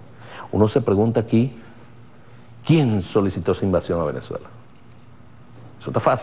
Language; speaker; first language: Spanish; native; Spanish